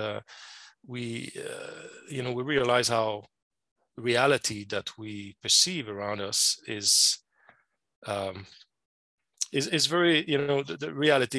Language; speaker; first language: English; non-native, fluent; French